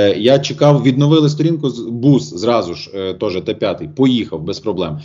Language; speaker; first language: Ukrainian; native; Ukrainian